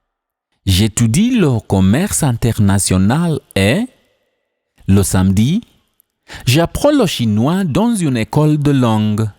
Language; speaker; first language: French; non-native, fluent; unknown